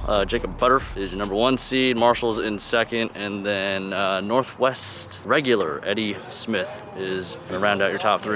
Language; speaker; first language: English; native; English